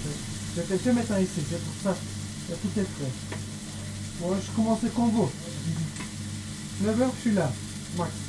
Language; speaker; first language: French; non-native, learner; Turkish